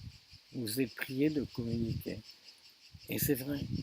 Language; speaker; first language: French; native; French